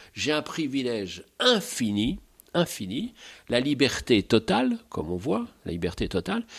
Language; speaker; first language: French; native; French